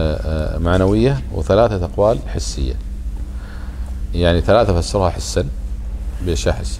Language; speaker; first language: Arabic; native; Arabic